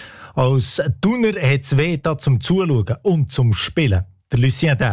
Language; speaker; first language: German; native; German